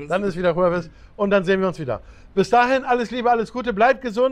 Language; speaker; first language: German; native; German